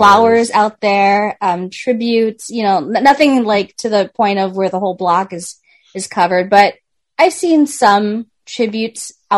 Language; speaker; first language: English; native; English